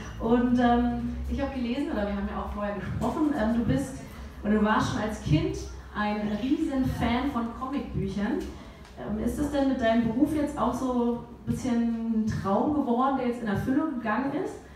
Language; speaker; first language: German; native; German